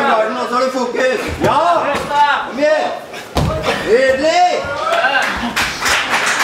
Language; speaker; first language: Norwegian; native; Norwegian